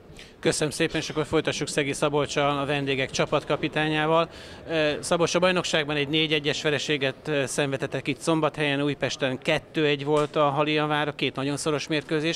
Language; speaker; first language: Hungarian; native; Hungarian